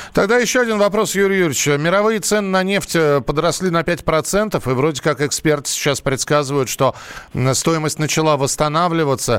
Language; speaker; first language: Russian; native; Russian